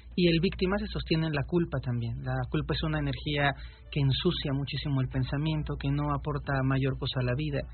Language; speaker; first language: Spanish; native; Spanish